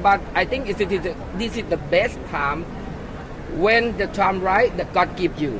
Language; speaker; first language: English; non-native, learner; Thai